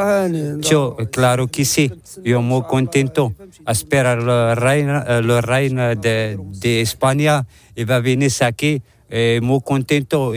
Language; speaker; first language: Spanish; non-native, learner; Arabic